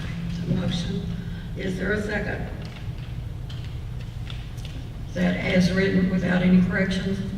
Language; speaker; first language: English; native; English